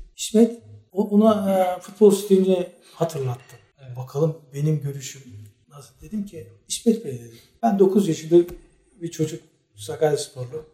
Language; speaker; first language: Turkish; native; Turkish